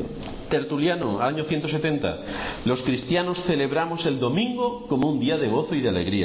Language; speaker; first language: Spanish; native; Spanish